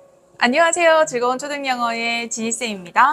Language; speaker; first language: Korean; native; Korean